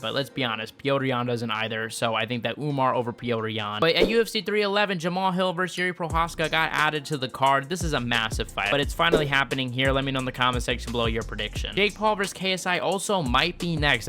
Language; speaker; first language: English; native; English